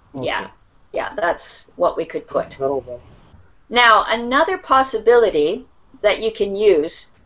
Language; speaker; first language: English; native; English